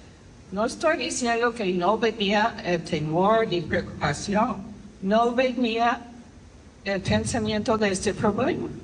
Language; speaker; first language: Spanish; non-native, fluent; English